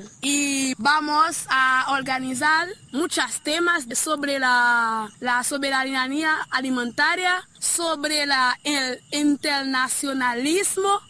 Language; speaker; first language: Spanish; non-native, learner; Haitian Creole